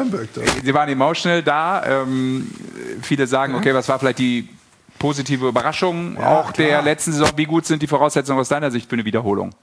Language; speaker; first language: German; native; German